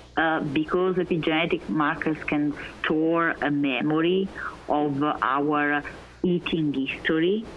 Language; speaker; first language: English; non-native, fluent; Italian